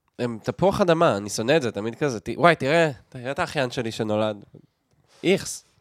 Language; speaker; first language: Hebrew; native; Hebrew